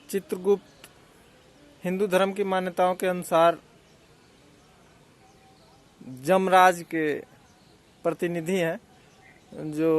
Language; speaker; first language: Hindi; native; Hindi